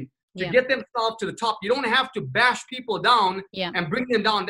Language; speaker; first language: English; native; English